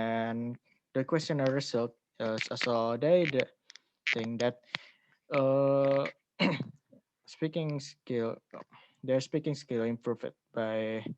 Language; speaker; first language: English; non-native, learner; Indonesian